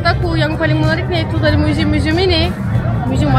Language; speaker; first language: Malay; non-native, fluent; Turkish